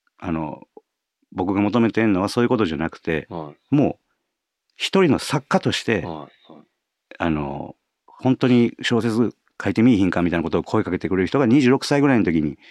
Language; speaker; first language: Japanese; native; Japanese